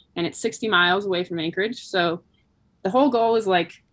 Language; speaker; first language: English; native; English